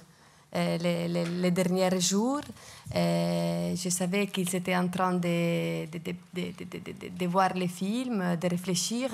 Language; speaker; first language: French; non-native, fluent; Italian